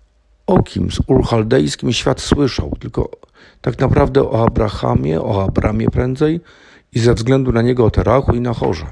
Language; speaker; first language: Polish; native; Polish